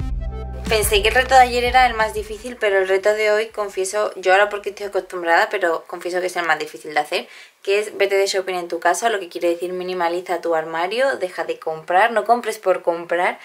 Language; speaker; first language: Spanish; native; Spanish